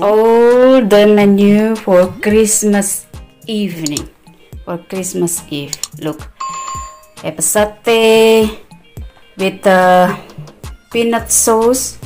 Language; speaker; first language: English; non-native, learner; Indonesian